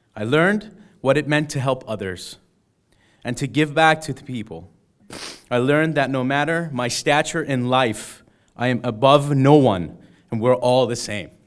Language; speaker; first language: English; early bilingual, other home language; Persian